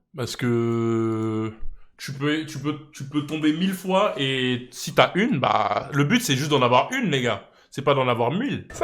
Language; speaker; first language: French; native; French